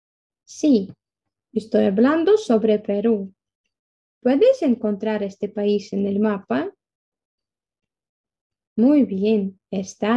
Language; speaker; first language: Spanish; non-native, fluent; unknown